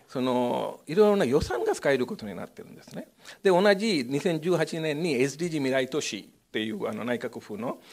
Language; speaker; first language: Japanese; non-native, fluent; Hindi